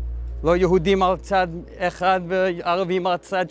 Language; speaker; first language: Hebrew; non-native, learner; English